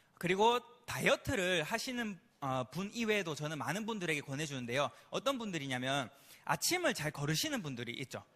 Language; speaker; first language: Korean; native; Korean